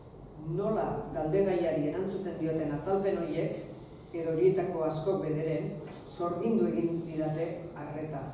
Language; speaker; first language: Basque; native; Basque